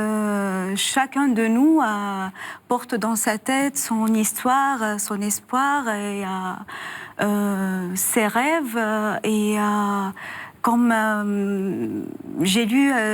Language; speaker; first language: French; non-native, fluent; Arabic